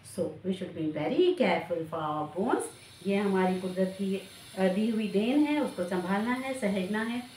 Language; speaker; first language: Hindi; non-native, local second language; Marathi